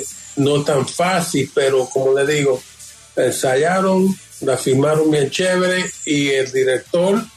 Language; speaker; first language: Spanish; early bilingual, heritage; Spanish